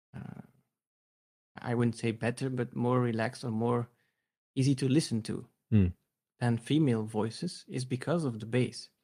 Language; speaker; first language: English; non-native, fluent; Dutch